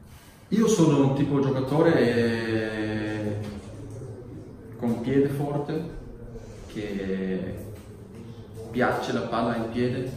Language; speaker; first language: Italian; non-native, learner; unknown